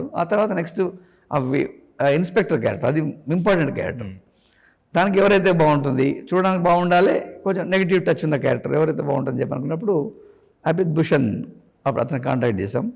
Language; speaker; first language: Telugu; native; Telugu